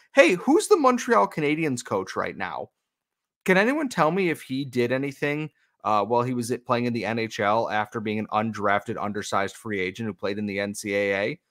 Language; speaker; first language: English; native; English